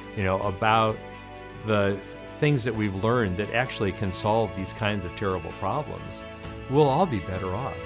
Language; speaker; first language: English; native; English